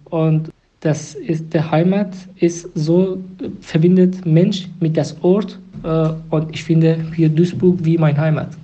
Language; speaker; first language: German; non-native, fluent; Persian